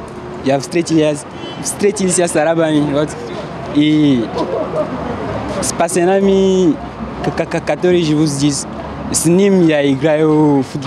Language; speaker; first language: Russian; non-native, learner; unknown